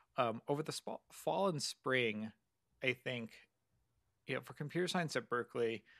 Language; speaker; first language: English; native; English